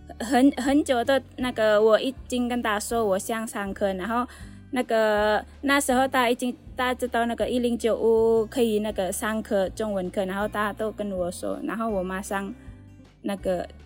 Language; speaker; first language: Chinese; non-native, learner; Indonesian